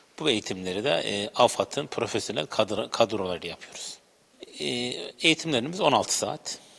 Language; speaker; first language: Turkish; native; Turkish